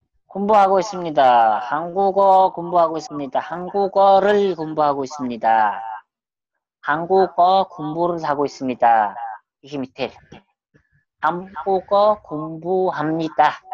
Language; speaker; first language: Korean; non-native, fluent; Mongolian